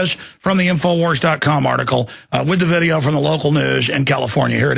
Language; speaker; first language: English; native; English